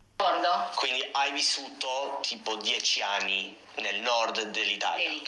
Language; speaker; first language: Italian; non-native, fluent; English